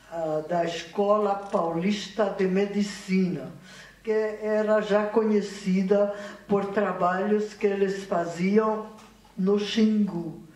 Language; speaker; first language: Portuguese; non-native, fluent; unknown